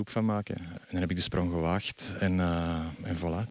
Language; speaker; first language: Dutch; native; Dutch